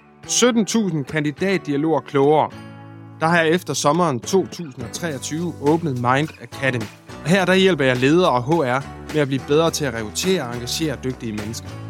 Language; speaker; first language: Danish; native; Danish